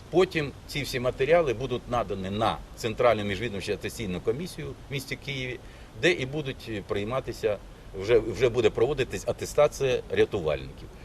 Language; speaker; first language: Ukrainian; non-native, local second language; Russian